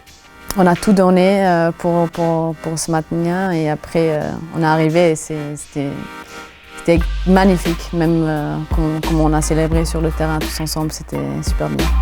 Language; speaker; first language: French; non-native, local second language; German